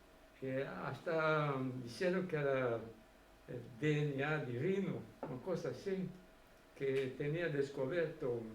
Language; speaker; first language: Spanish; non-native, fluent; Portuguese